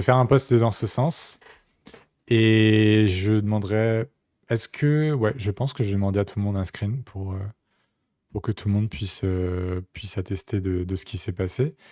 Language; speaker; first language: French; native; French